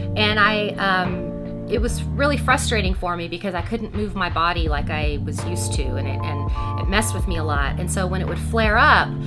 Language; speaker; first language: English; native; English